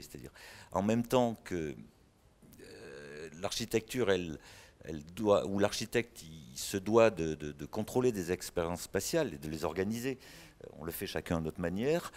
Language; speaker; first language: French; native; French